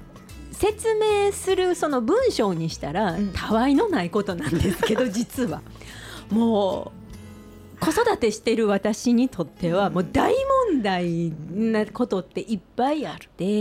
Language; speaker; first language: Japanese; native; Japanese